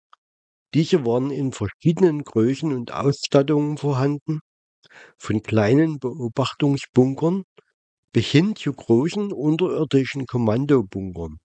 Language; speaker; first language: German; native; German